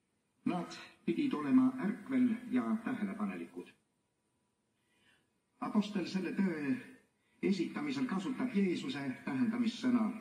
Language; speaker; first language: Estonian; native; Estonian